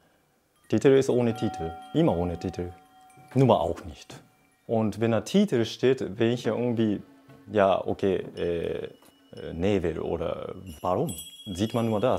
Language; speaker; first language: German; non-native, fluent; Japanese